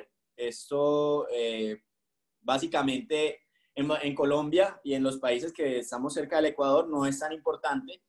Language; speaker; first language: Spanish; native; Spanish